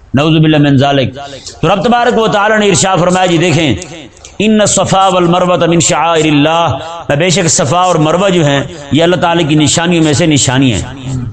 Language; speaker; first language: Urdu; native; Urdu